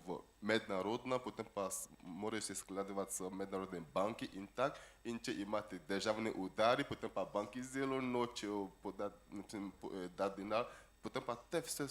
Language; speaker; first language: Slovenian; non-native, fluent; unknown